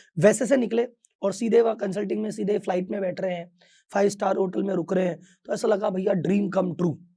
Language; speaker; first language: Hindi; native; Hindi